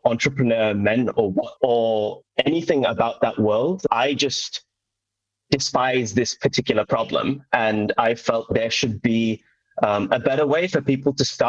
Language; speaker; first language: English; native; English